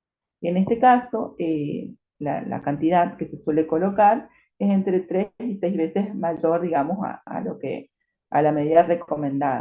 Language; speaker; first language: Spanish; native; Spanish